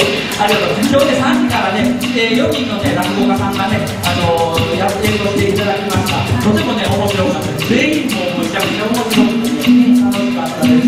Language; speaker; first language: Japanese; native; Japanese